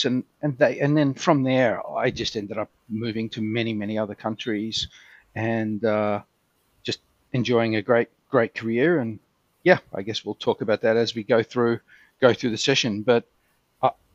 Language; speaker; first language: English; native; English